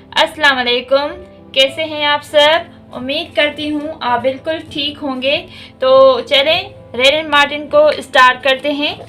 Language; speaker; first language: Urdu; non-native, local second language; Sindhi